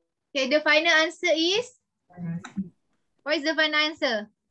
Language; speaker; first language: English; non-native, local second language; Malay